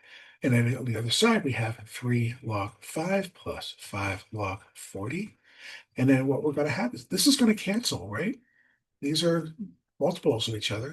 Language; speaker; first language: English; native; English